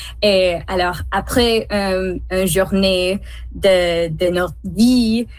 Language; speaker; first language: French; non-native, learner; English